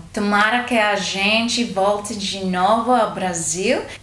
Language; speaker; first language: Portuguese; non-native, learner; English